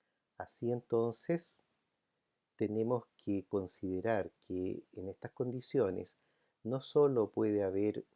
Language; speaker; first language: Spanish; native; Spanish